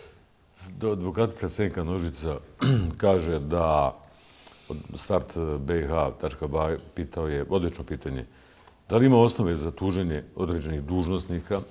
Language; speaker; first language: Serbian; native; Serbian